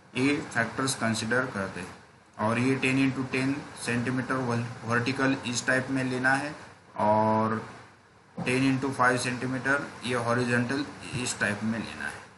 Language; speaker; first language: Hindi; non-native, local second language; Marathi